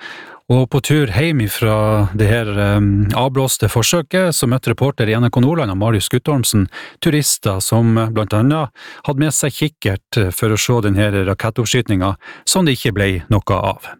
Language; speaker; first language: Norwegian; native; Norwegian